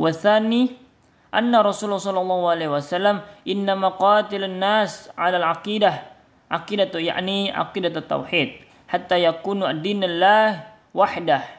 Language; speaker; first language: Arabic; non-native, learner; Indonesian